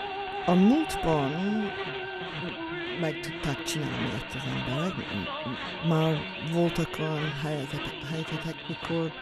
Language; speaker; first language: Hungarian; non-native, fluent; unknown